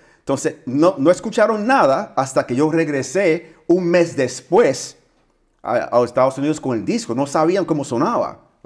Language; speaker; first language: Spanish; early bilingual, heritage; Spanish